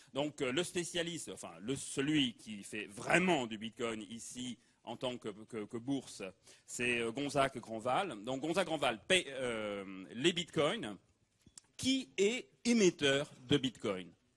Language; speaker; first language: French; native; French